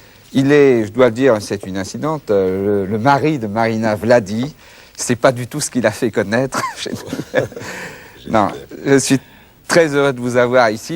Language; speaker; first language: French; native; French